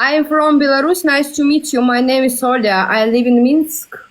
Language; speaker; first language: English; non-native, learner; Russian